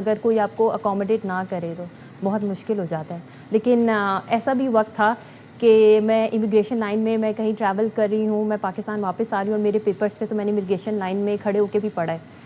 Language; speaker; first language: Urdu; native; Urdu